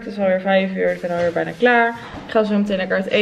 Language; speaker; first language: Dutch; native; Dutch